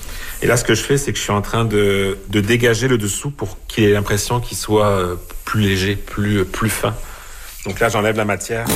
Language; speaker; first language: French; native; French